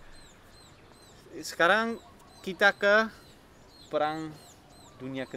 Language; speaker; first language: Indonesian; non-native, fluent; Dutch